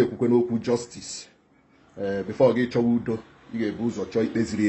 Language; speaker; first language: Igbo; native; Igbo